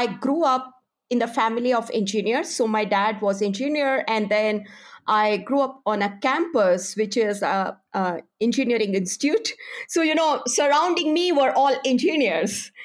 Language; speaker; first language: English; non-native, local second language; Hindi